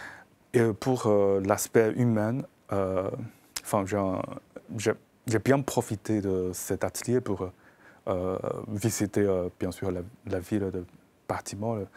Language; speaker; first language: French; non-native, fluent; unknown